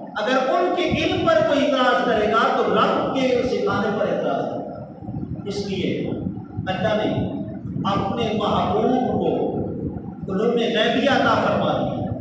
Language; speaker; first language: Urdu; native; Urdu